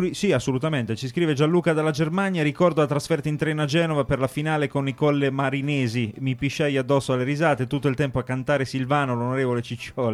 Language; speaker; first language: Italian; native; Italian